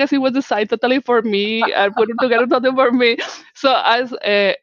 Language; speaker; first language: English; non-native, fluent; Spanish